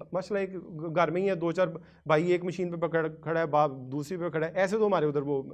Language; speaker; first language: Urdu; non-native, local second language; Punjabi